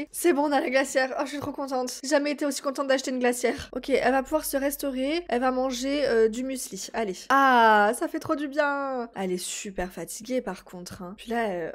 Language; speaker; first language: French; native; French